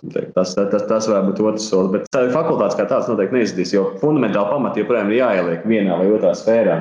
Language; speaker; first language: Latvian; native; Latvian